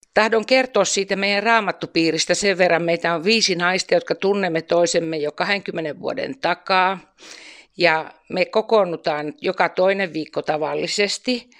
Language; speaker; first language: Finnish; native; Finnish